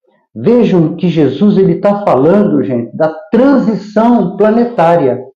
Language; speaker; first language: Portuguese; native; Portuguese